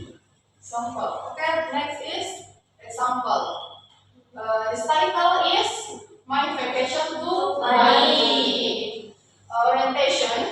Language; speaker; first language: English; non-native, learner; Indonesian